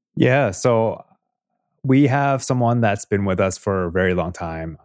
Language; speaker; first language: English; early bilingual, other home language; Korean